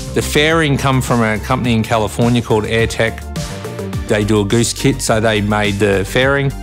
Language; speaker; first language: English; native; English